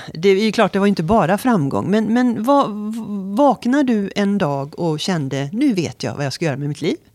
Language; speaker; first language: Swedish; native; Swedish